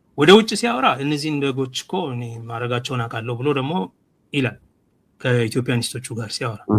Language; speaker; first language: Amharic; non-native, local second language; Oromo